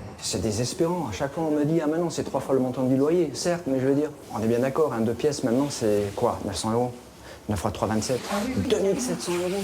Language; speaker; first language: French; native; French